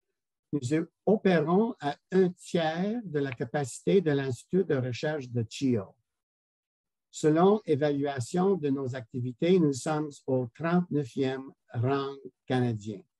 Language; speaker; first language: French; non-native, local second language; English